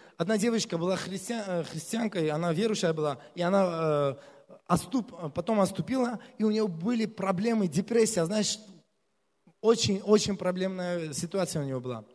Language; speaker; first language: Russian; non-native, local second language; Armenian